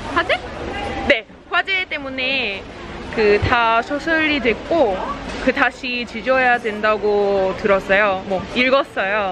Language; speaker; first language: Korean; non-native, learner; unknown